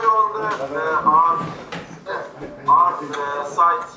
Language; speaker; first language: English; non-native, learner; Turkish